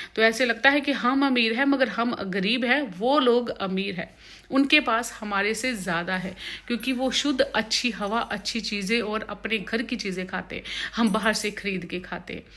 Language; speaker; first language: Hindi; non-native, local second language; Punjabi